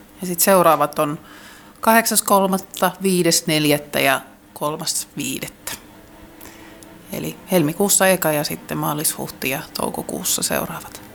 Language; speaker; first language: Finnish; native; Finnish